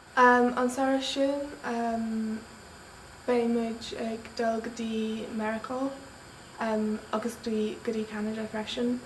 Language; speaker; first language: Irish; non-native, local second language; English